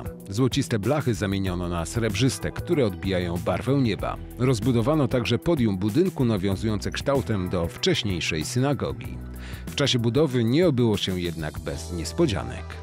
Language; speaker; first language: Polish; native; Polish